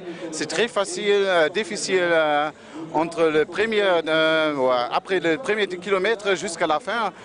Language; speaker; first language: French; non-native, learner; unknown